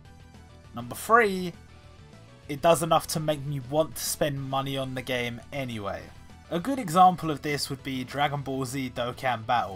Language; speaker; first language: English; native; English